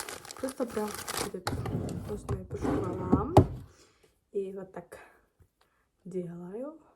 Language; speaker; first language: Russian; non-native, local second language; Kazakh